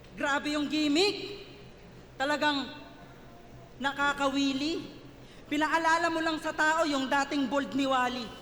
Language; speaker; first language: Filipino; native; Filipino